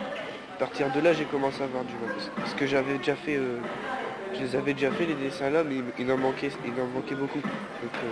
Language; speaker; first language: French; native; French